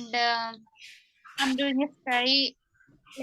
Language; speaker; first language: English; non-native, learner; Hindi